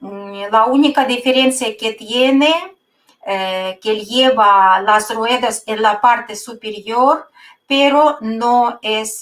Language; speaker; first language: Spanish; non-native, fluent; Russian